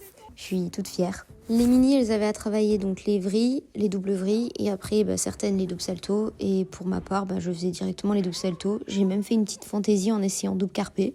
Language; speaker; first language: French; native; French